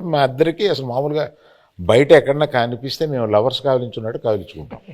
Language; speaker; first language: Telugu; native; Telugu